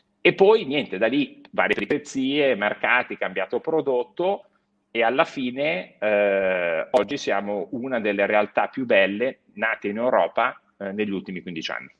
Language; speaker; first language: Italian; native; Italian